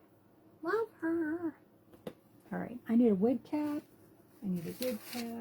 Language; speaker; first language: English; native; English